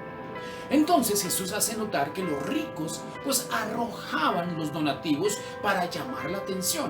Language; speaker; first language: Spanish; native; Spanish